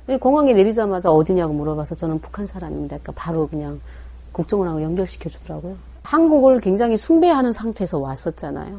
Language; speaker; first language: Korean; native; Korean